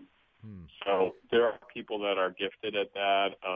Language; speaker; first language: English; native; English